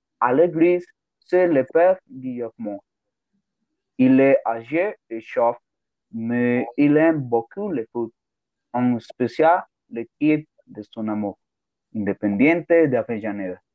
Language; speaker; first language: French; non-native, learner; Spanish